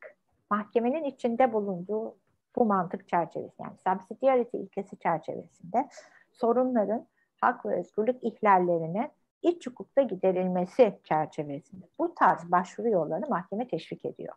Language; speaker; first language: Turkish; native; Turkish